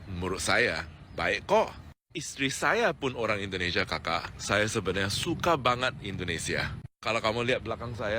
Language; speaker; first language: Indonesian; non-native, fluent; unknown